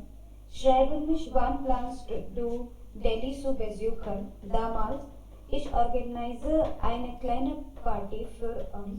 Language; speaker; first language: German; non-native, learner; Hindi